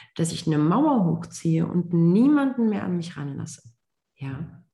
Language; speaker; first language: German; native; German